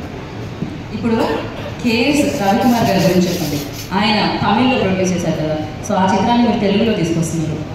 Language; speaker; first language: Telugu; native; Telugu